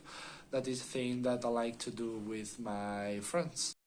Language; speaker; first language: English; non-native, learner; Spanish